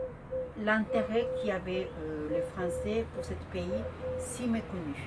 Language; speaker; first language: French; non-native, fluent; Spanish